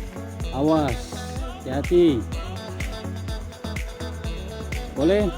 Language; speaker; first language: Malay; native; Malay